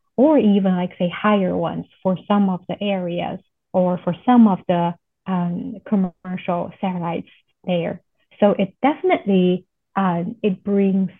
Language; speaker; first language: English; non-native, fluent; Chinese